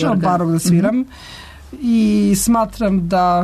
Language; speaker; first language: Serbian; native; Serbian